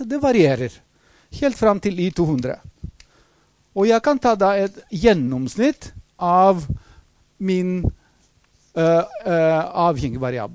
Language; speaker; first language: Norwegian; non-native, fluent; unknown